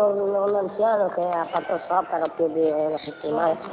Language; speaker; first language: Italian; non-native, learner; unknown